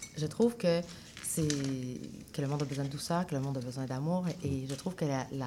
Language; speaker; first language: French; native; French